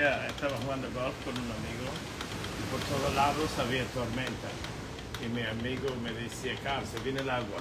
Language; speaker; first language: Spanish; non-native, fluent; English